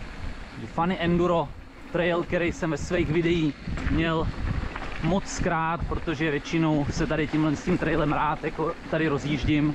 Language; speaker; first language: Czech; native; Czech